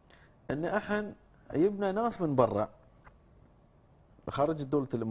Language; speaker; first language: Arabic; native; Arabic